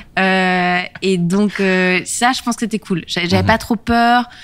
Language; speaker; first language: French; native; French